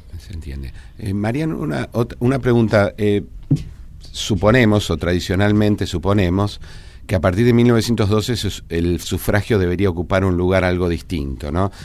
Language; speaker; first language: Spanish; native; Spanish